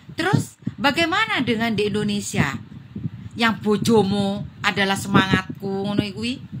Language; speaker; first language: Indonesian; non-native, local second language; Javanese